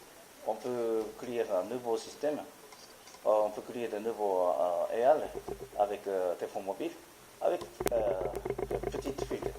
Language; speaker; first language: French; non-native, learner; Japanese